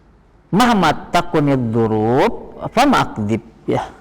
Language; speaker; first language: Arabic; non-native, learner; Indonesian